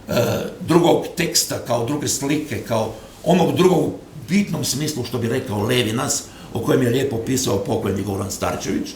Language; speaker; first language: Croatian; native; Croatian